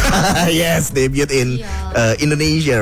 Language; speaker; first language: English; non-native, learner; Indonesian